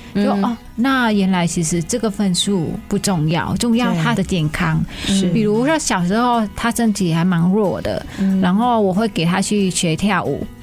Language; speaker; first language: Chinese; non-native, fluent; Vietnamese